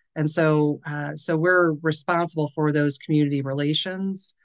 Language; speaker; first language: English; native; English